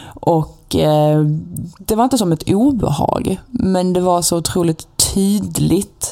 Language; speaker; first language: Swedish; native; Swedish